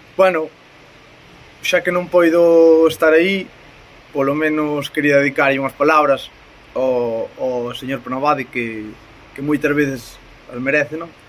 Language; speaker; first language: Galician; native; Galician